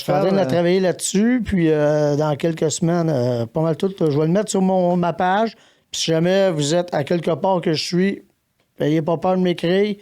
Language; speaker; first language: French; native; French